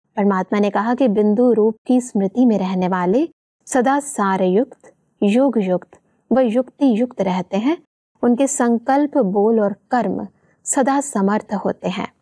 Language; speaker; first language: Hindi; native; Hindi